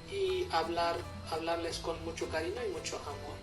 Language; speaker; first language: Spanish; non-native, fluent; Hindi